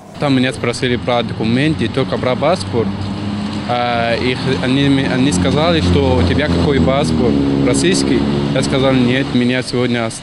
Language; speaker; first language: Russian; non-native, learner; Arabic